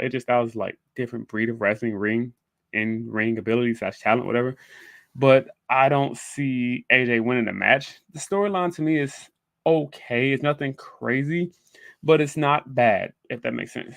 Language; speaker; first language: English; native; English